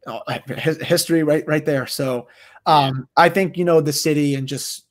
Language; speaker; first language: English; native; English